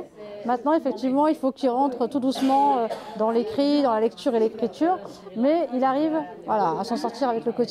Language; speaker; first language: French; native; French